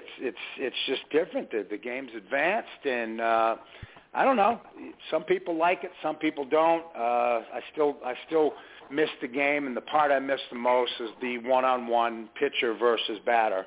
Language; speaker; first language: English; native; English